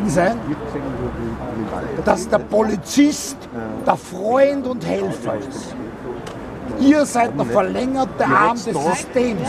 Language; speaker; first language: German; native; German